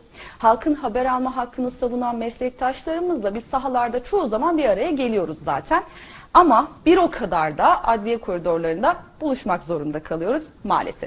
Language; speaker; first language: Turkish; native; Turkish